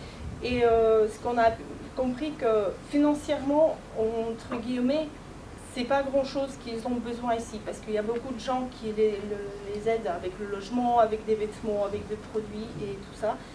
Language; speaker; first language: French; non-native, fluent; Ukrainian